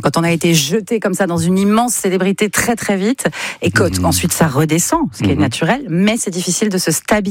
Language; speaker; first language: French; native; French